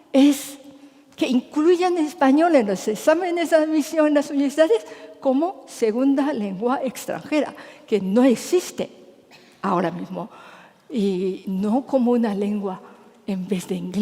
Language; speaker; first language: Spanish; non-native, fluent; Japanese